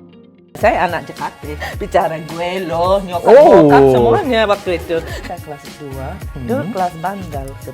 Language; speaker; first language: Indonesian; non-native, fluent; English